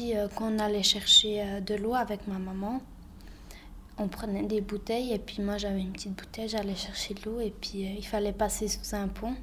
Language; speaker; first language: French; early bilingual, other home language; Bosnian